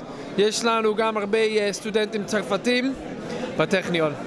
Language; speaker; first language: Hebrew; non-native, fluent; English